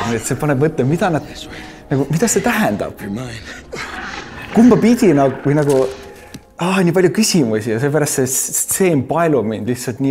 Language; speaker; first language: Estonian; native; Estonian